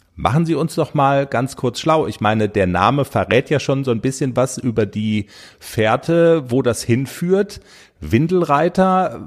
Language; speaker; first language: German; native; German